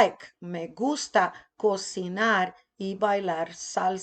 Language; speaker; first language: Spanish; non-native, fluent; English